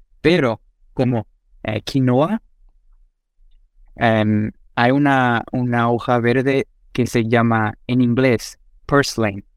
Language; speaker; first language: Spanish; non-native, fluent; Portuguese